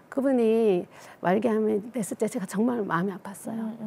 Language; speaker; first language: Korean; native; Korean